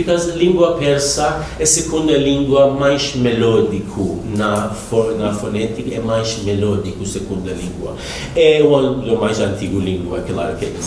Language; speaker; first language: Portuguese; non-native, learner; Persian